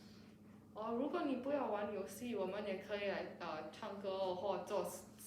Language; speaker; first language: Chinese; non-native, local second language; English